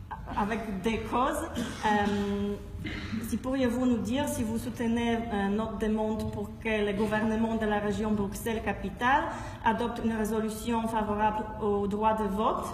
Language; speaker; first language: French; non-native, fluent; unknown